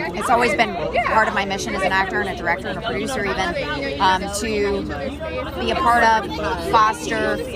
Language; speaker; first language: English; native; English